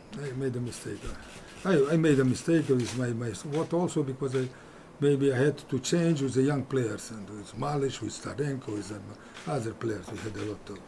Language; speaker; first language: English; non-native, fluent; Romanian